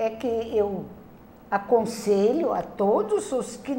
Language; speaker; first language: Portuguese; non-native, local second language; German